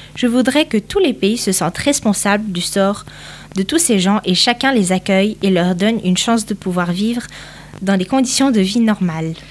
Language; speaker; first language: French; early bilingual, other home language; Portuguese